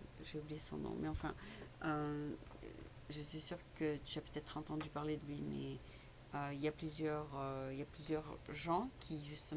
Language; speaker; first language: French; native; French